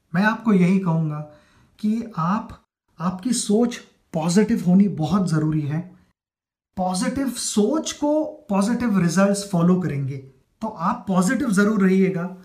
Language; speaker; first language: Hindi; non-native, local second language; Marathi